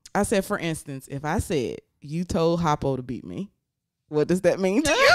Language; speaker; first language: English; native; English